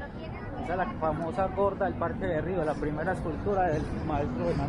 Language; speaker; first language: Spanish; native; Spanish